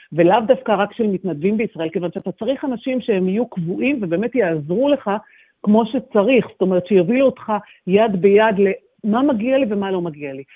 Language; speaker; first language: Hebrew; native; Hebrew